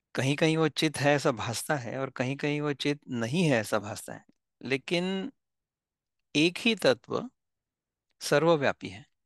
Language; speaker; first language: Hindi; non-native, local second language; Marathi